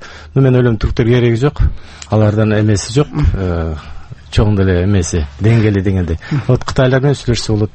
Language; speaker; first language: Kyrgyz; native; Kyrgyz